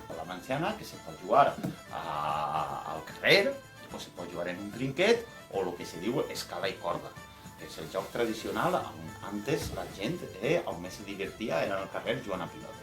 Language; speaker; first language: Catalan; native; Catalan